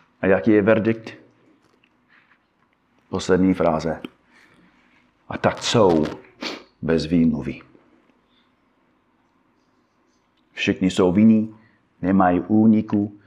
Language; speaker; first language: Czech; non-native, fluent; English